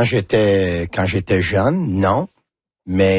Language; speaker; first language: French; non-native, local second language; Italian